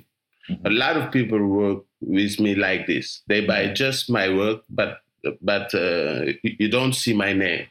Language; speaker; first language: English; non-native, learner; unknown